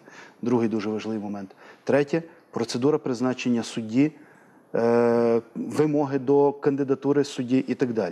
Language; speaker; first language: Ukrainian; native; Ukrainian